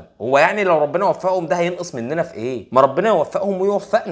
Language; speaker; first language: Arabic; native; Arabic